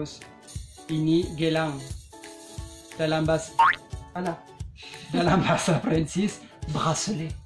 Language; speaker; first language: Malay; non-native, fluent; French